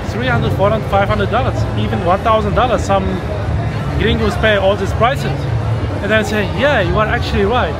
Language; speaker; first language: English; non-native, fluent; Arabic